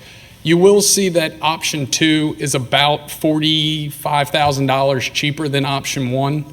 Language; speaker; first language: English; native; English